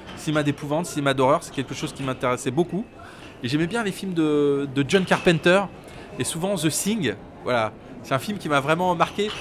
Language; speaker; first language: French; native; French